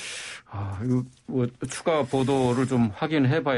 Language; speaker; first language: Korean; native; Korean